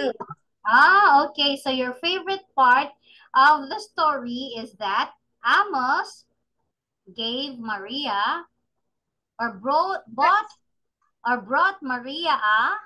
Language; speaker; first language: English; non-native, fluent; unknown